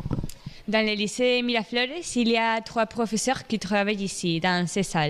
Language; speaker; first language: French; non-native, learner; Spanish